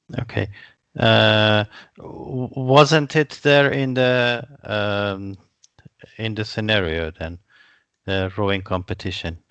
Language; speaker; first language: English; non-native, fluent; Persian